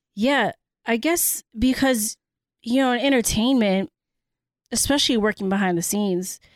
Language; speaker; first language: English; early bilingual, other home language; Cebuano